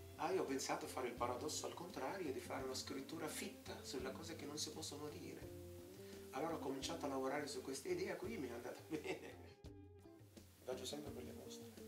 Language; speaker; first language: Italian; non-native, fluent; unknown